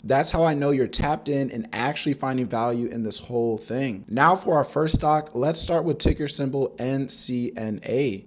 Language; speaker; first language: English; native; English